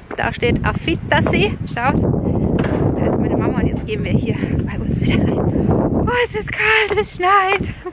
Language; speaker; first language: German; early bilingual, other home language; Italian